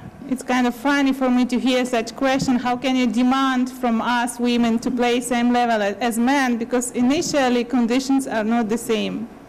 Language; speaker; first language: English; non-native, fluent; Ukrainian